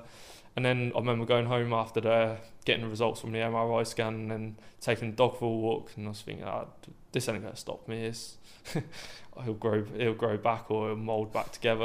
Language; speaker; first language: English; native; English